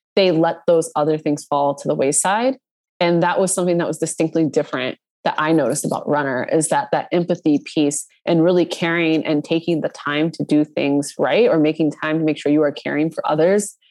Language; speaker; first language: English; native; English